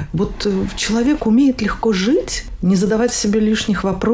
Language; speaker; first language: Russian; native; Russian